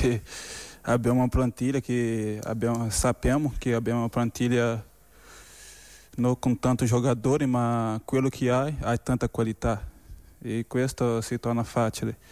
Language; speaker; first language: Italian; non-native, fluent; Portuguese